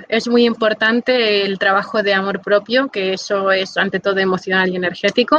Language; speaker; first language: Spanish; native; Spanish